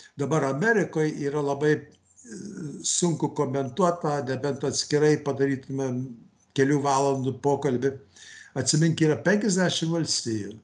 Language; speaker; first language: Lithuanian; early bilingual, heritage; Lithuanian